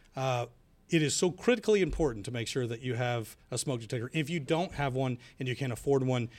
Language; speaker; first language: English; native; English